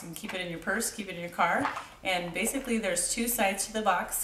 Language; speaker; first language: English; native; English